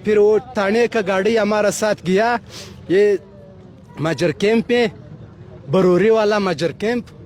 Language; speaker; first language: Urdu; non-native, learner; Pashto